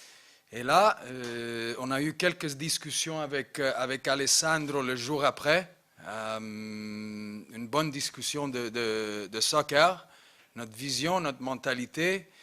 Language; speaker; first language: French; non-native, local second language; English